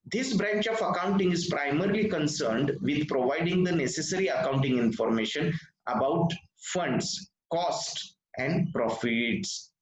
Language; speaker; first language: English; non-native, local second language; Marathi